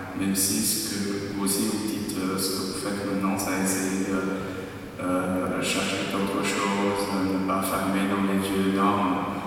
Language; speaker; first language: French; non-native, learner; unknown